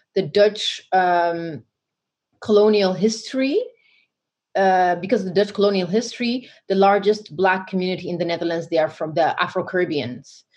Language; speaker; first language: English; non-native, fluent; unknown